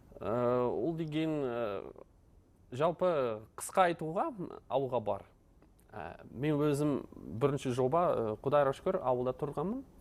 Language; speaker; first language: Kazakh; non-native, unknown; Dutch